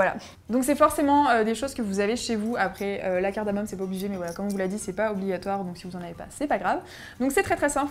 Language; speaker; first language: French; native; French